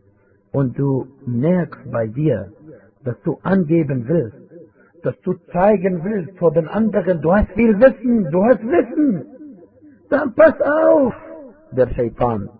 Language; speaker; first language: German; non-native, fluent; Arabic